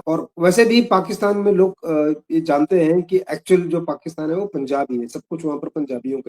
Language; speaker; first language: Hindi; native; Hindi